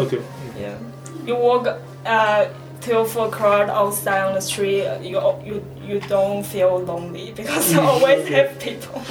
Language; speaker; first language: English; non-native, learner; Chinese